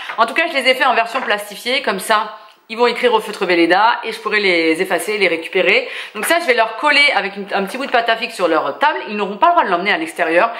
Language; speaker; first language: French; native; French